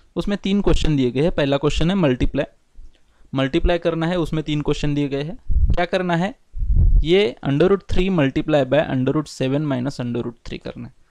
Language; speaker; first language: Hindi; non-native, local second language; Marathi